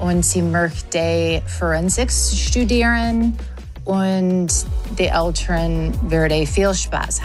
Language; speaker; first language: German; non-native, learner; English